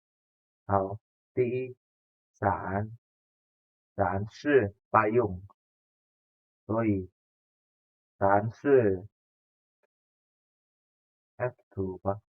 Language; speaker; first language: Chinese; non-native, fluent; Indonesian